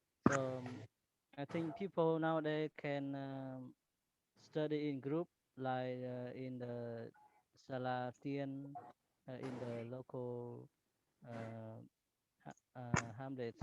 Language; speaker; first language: English; non-native, learner; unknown